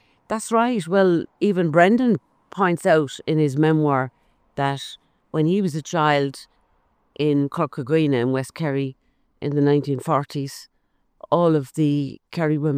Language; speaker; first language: English; native; English